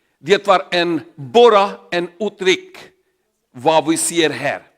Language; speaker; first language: Swedish; non-native, learner; Urdu